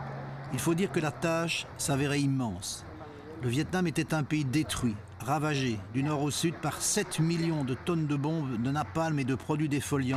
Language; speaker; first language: French; native; French